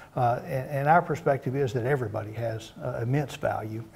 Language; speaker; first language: English; native; English